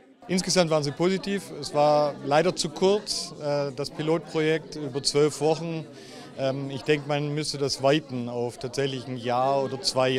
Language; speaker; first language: German; non-native, learner; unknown